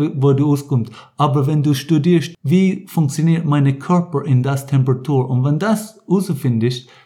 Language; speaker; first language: German; non-native, fluent; English